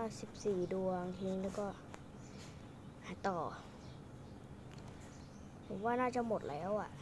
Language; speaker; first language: Thai; native; Thai